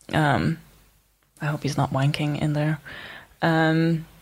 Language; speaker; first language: English; non-native, fluent; Czech